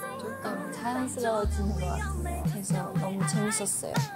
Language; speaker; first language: Korean; non-native, fluent; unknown